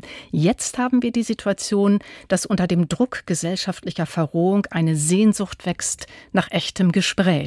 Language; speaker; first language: German; native; German